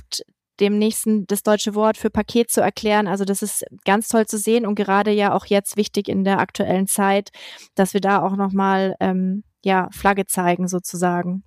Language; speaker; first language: German; native; German